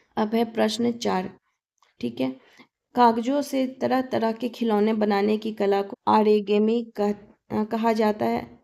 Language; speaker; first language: Hindi; native; Hindi